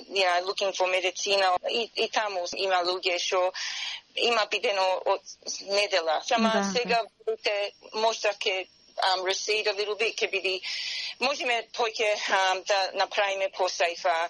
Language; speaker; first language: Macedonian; early bilingual, heritage; Macedonian